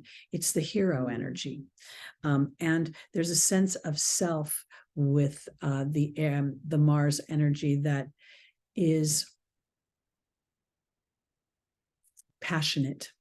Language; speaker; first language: English; native; English